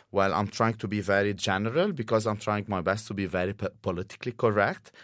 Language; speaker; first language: English; non-native, fluent; Arabic